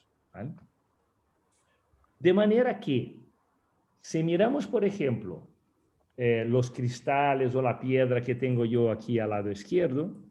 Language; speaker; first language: Spanish; non-native, fluent; Portuguese